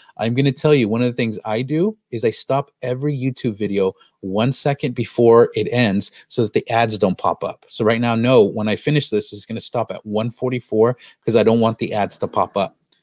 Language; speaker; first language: English; early bilingual, other home language; Spanish